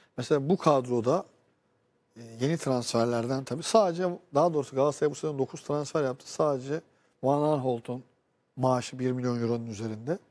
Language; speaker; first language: Turkish; native; Turkish